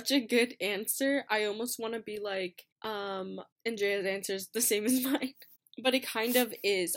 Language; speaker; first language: English; native; English